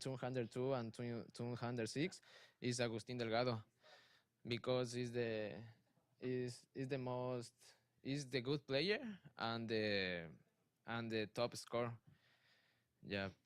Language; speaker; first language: English; non-native, learner; Spanish